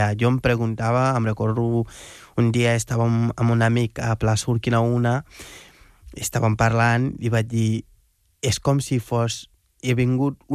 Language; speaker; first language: Catalan; non-native, fluent; Wolof